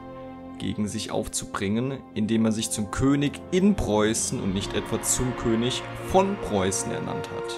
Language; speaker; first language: German; native; German